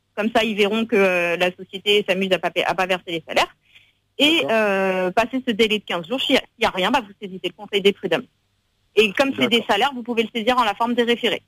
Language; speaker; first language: French; native; French